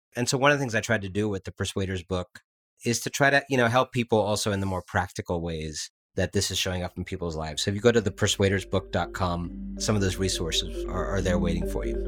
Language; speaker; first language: English; native; English